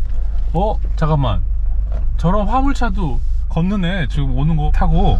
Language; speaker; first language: Korean; native; Korean